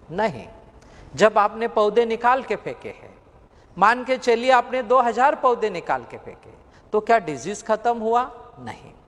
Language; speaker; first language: Hindi; non-native, local second language; Marathi